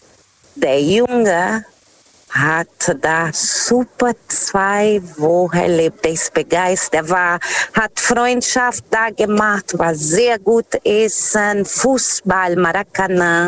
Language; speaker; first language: German; non-native, fluent; Portuguese